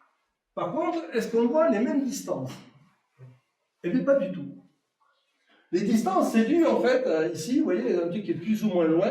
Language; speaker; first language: French; native; French